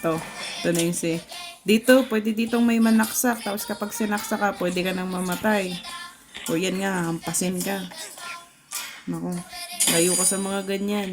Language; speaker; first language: Filipino; native; Filipino